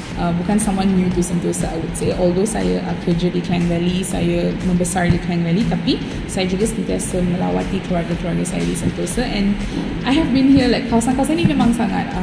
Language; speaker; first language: English; native; English